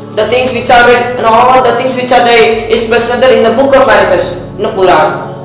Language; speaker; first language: English; non-native, local second language; Tamil